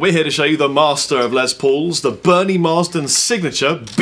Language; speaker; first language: English; native; English